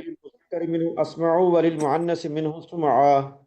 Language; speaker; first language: Arabic; non-native, learner; Urdu